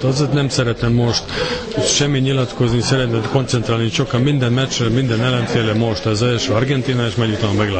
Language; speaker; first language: Hungarian; non-native, fluent; Serbian